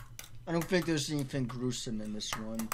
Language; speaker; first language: English; native; English